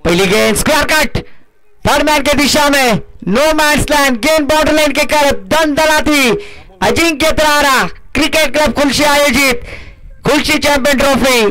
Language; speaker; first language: Hindi; non-native, local second language; Marathi